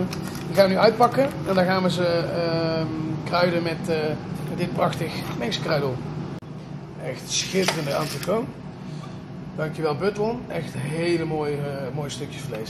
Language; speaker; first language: Dutch; native; Dutch